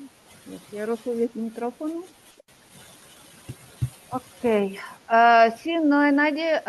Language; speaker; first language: Spanish; non-native, learner; Russian